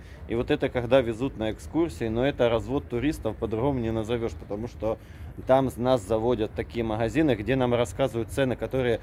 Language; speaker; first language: Russian; native; Russian